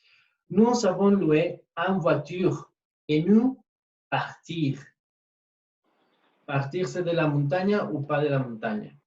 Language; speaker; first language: French; non-native, fluent; Spanish